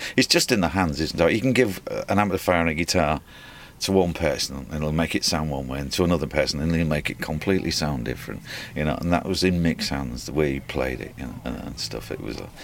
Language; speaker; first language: English; native; English